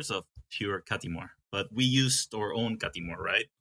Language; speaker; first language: English; non-native, fluent; Spanish